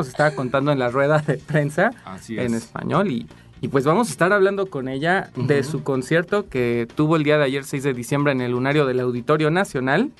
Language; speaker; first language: Spanish; native; Spanish